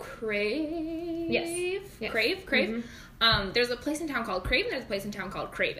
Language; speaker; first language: English; native; English